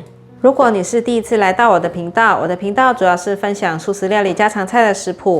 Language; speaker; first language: Chinese; native; Chinese